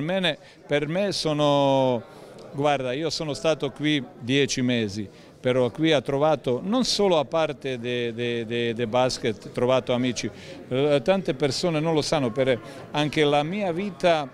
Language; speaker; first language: Italian; non-native, learner; Croatian